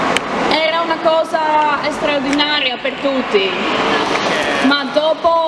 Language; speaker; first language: Italian; non-native, learner; Greek